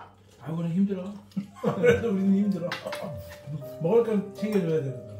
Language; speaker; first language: Korean; native; Korean